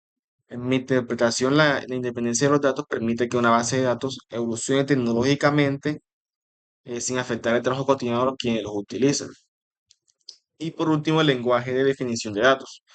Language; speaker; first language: Spanish; native; Spanish